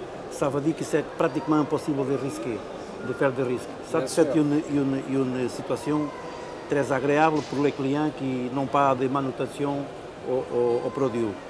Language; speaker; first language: French; non-native, fluent; Portuguese